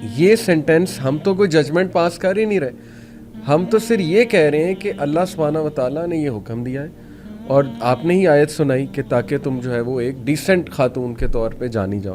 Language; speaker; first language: Urdu; native; Urdu